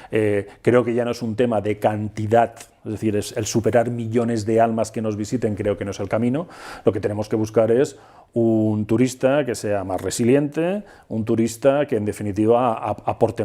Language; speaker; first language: Spanish; native; Spanish